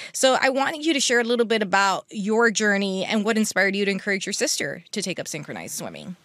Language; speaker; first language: English; early bilingual, other home language; Spanish